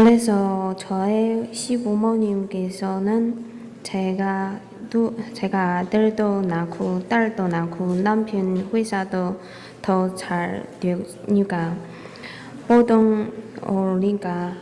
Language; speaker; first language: Korean; non-native, fluent; Chinese